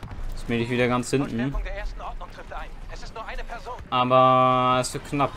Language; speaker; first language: German; native; German